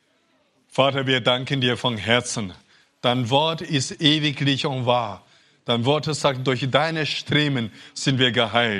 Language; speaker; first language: German; non-native, fluent; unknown